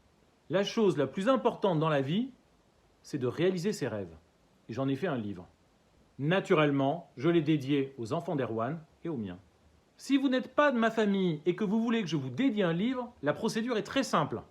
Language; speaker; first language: French; native; French